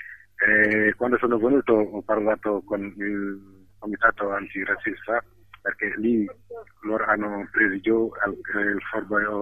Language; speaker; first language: Italian; non-native, fluent; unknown